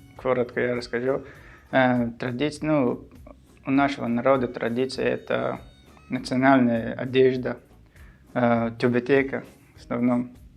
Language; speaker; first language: Russian; non-native, local second language; Shughni